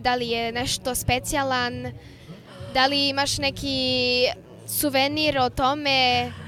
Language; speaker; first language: Serbian; early bilingual, heritage; Serbian